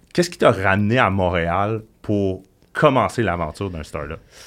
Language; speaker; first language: French; native; French